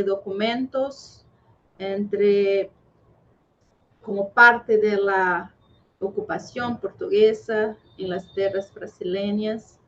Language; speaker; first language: Spanish; non-native, fluent; Portuguese